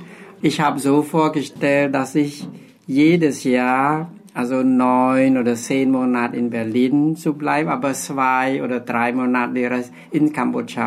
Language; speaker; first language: German; non-native, fluent; Khmer